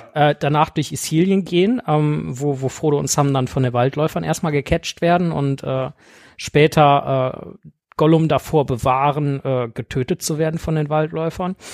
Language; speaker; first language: German; native; German